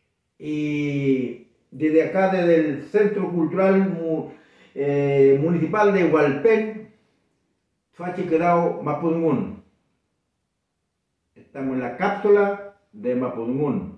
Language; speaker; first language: Spanish; non-native, local second language; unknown